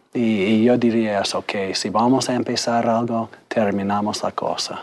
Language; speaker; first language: Spanish; non-native, fluent; English